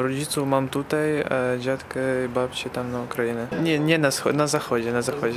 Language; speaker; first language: Polish; non-native, learner; Ukrainian